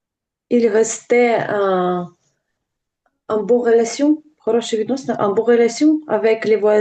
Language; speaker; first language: French; non-native, learner; Ukrainian